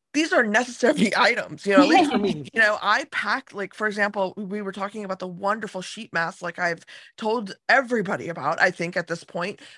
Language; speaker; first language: English; native; English